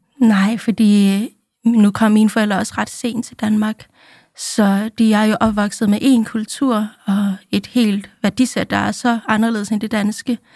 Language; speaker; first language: Danish; early bilingual, other home language; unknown